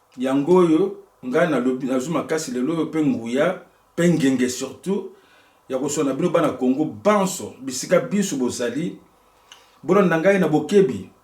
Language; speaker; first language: Lingala; native; Lingala